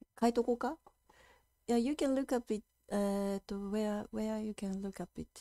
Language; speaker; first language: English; non-native, fluent; Japanese